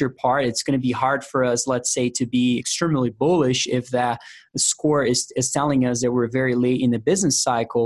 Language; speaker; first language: English; non-native, fluent; Portuguese